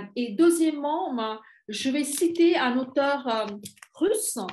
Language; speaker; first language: French; non-native, fluent; Bangla